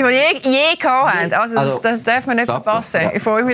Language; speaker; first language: German; native; German